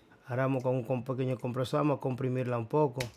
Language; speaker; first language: Spanish; native; Spanish